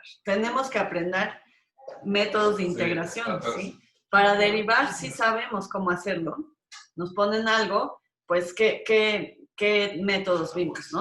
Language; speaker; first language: Spanish; native; Spanish